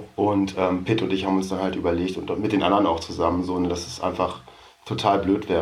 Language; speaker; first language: German; native; German